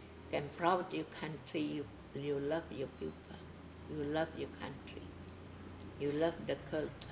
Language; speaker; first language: English; non-native, learner; Indonesian